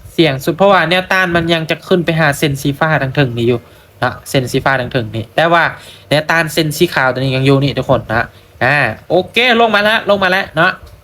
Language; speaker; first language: Thai; non-native, local second language; Lao